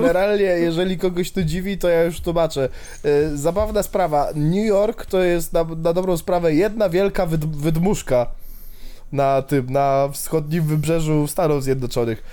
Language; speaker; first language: Polish; native; Polish